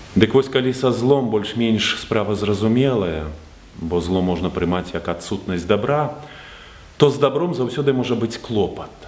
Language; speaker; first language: Belarusian; native; Belarusian